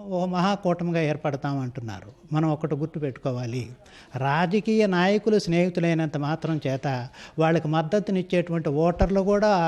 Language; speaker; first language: Telugu; native; Telugu